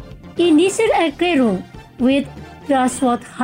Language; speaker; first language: German; non-native, fluent; Indonesian